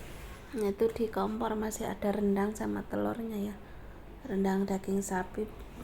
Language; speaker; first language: Indonesian; native; Indonesian